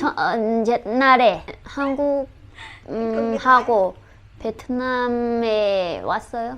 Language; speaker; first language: Korean; non-native, learner; Vietnamese